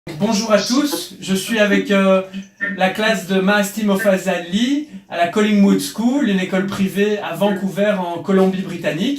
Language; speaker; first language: French; native; French